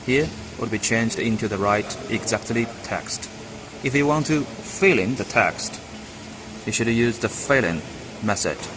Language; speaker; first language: English; non-native, learner; Chinese